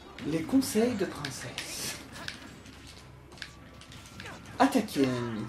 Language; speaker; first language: French; native; French